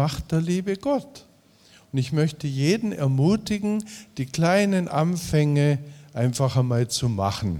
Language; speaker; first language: German; native; German